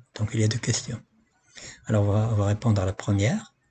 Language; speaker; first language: French; non-native, local second language; Arabic